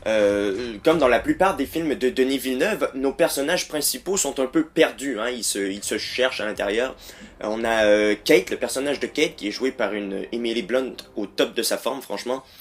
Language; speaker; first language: French; native; French